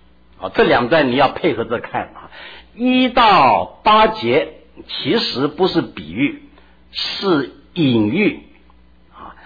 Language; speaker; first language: Chinese; native; Chinese